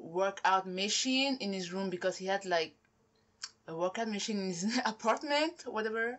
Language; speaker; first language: English; non-native, local second language; French